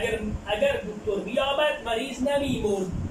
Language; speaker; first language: Persian; non-native, fluent; Urdu